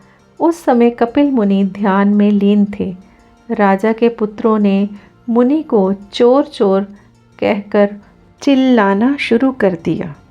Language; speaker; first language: Hindi; native; Hindi